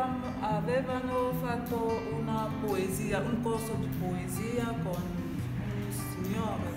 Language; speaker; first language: Italian; non-native, learner; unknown